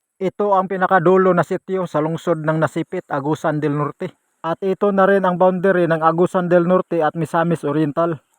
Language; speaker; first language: Filipino; non-native, local second language; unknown